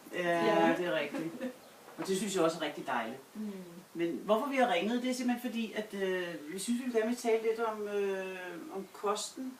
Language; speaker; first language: Danish; native; Danish